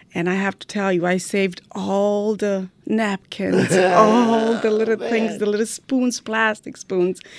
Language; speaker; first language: English; non-native, fluent; Romanian